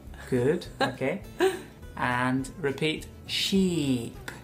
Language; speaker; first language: English; native; English